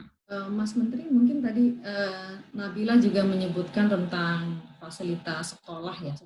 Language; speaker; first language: Indonesian; native; Indonesian